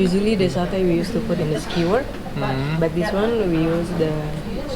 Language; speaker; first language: English; non-native, learner; Indonesian